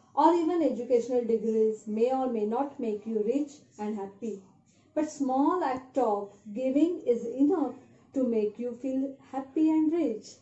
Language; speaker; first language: English; non-native, local second language; Marathi